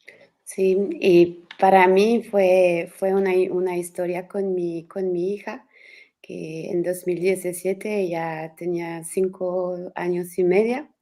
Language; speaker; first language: Spanish; non-native, learner; French